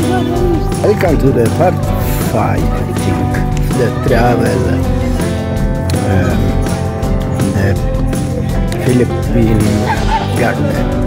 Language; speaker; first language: English; non-native, learner; Italian